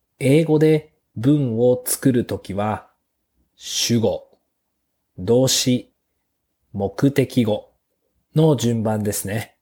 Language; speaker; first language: Japanese; native; Japanese